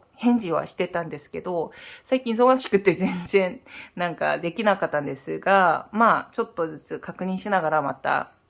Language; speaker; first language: Japanese; non-native, fluent; Korean